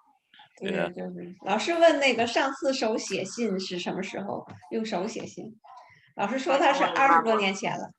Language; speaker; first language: Chinese; native; Chinese